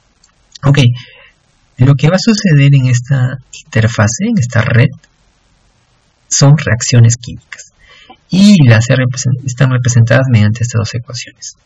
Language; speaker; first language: Spanish; native; Spanish